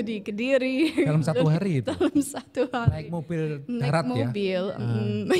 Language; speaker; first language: Indonesian; non-native, fluent; English